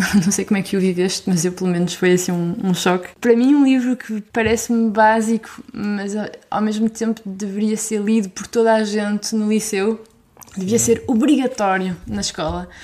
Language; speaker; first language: Portuguese; early bilingual, other home language; French